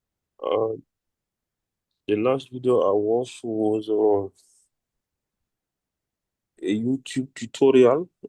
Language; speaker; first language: English; non-native, fluent; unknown